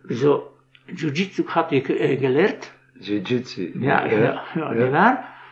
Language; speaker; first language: Dutch; non-native, fluent; Polish